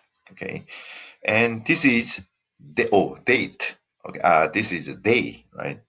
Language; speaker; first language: English; non-native, fluent; Korean